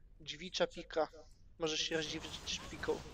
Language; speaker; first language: Polish; native; Polish